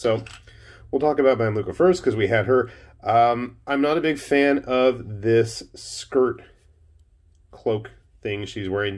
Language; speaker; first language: English; native; English